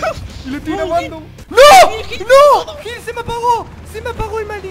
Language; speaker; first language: Spanish; native; Spanish